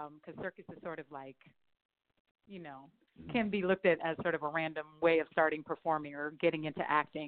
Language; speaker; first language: English; native; English